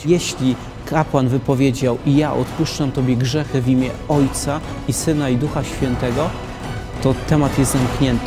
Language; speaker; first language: Polish; native; Polish